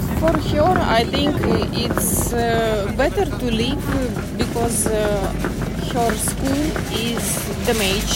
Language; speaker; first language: English; non-native, learner; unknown